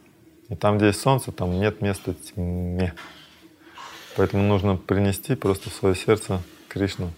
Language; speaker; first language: Russian; native; Russian